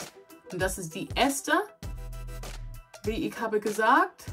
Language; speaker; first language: German; non-native, learner; English